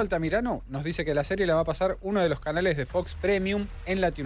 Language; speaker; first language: Spanish; native; Spanish